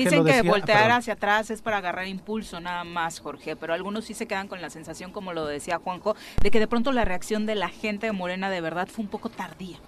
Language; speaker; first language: Spanish; native; Spanish